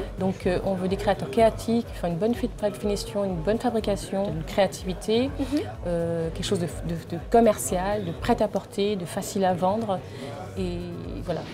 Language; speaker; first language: French; early bilingual, other home language; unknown